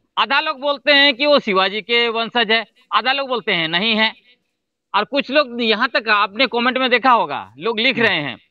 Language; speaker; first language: Hindi; non-native, local second language; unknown